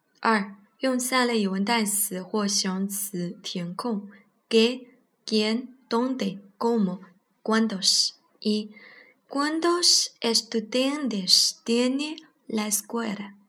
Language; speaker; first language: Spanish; non-native, learner; Chinese